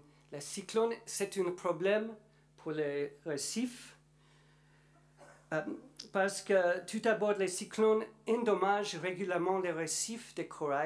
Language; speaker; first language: French; non-native, learner; English